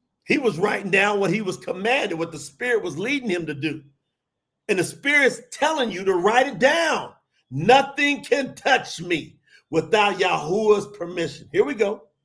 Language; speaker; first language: English; native; English